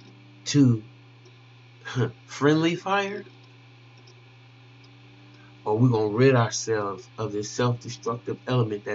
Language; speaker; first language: English; native; English